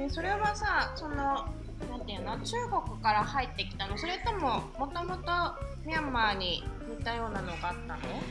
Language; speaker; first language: Japanese; native; Japanese